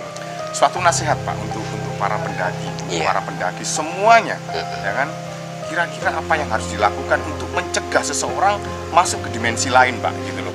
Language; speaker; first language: Indonesian; native; Indonesian